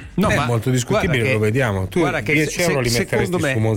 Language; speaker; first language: Italian; native; Italian